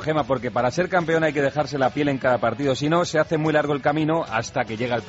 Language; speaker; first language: Spanish; native; Spanish